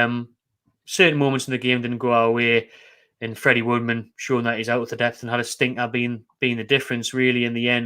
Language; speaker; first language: English; native; English